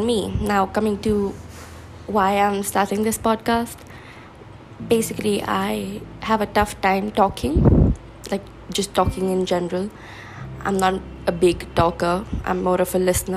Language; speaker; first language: English; non-native, local second language; Hindi